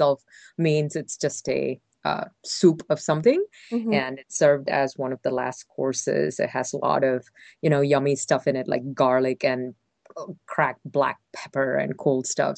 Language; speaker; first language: English; non-native, local second language; Tamil